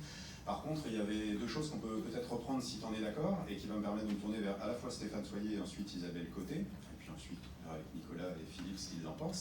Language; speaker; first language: French; native; French